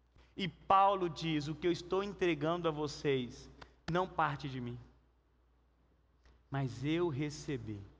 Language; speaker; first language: Portuguese; native; Portuguese